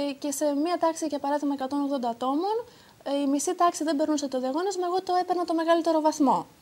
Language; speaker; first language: Greek; early bilingual, heritage; Greek